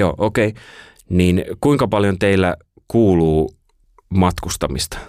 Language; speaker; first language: Finnish; native; Finnish